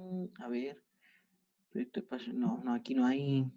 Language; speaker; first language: Spanish; native; Spanish